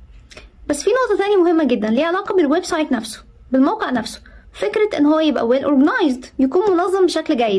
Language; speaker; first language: Arabic; native; Arabic